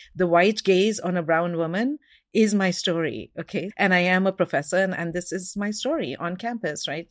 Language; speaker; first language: English; non-native, local second language; Hindi